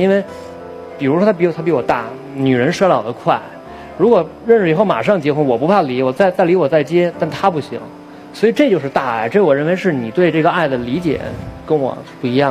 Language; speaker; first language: Chinese; native; Chinese